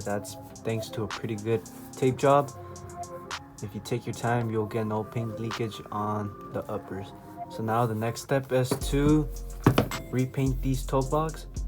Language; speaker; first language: English; native; English